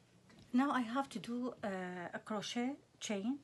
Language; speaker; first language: English; non-native, fluent; Arabic